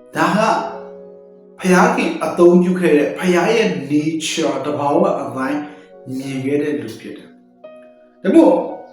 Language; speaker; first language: Burmese; non-native, local second language; Kachin